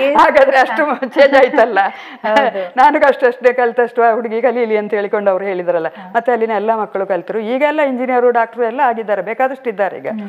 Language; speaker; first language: Kannada; non-native, local second language; Malayalam